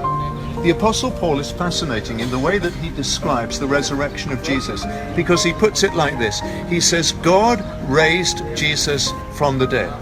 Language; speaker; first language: English; native; English